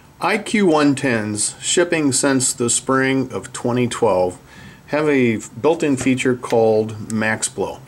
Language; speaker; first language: English; native; English